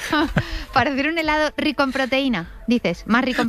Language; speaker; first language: Spanish; native; Spanish